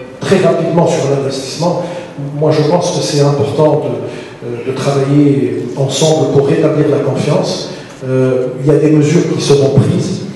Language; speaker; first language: French; non-native, local second language; Arabic